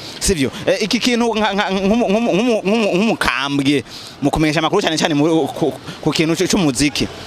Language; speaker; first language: Rundi; native; Rundi